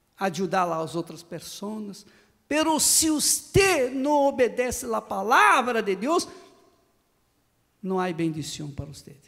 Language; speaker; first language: Portuguese; non-native, fluent; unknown